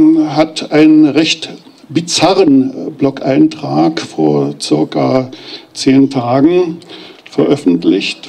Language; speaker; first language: German; native; German